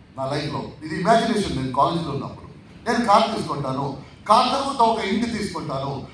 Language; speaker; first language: Telugu; non-native, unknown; Tulu